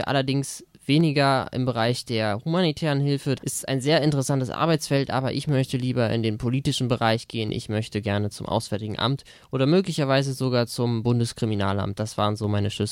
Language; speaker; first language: German; native; German